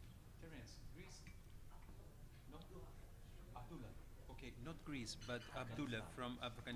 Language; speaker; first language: English; non-native, fluent; Spanish